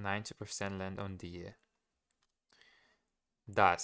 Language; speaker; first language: German; non-native, learner; English